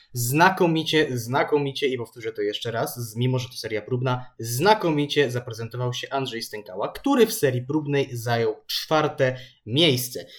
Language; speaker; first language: Polish; native; Polish